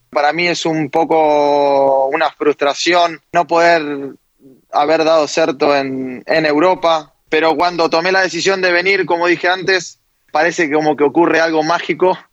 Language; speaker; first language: Spanish; native; Spanish